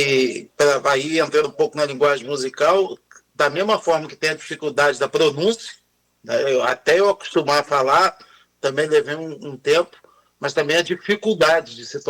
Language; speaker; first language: Portuguese; non-native, fluent; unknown